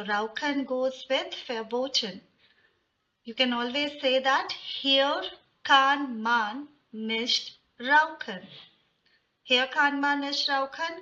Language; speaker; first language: German; non-native, fluent; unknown